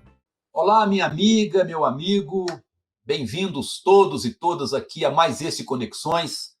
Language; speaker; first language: Portuguese; native; Portuguese